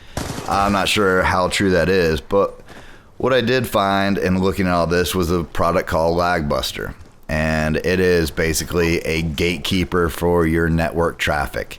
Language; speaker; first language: English; native; English